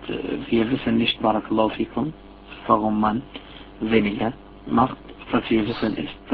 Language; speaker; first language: German; non-native, fluent; Arabic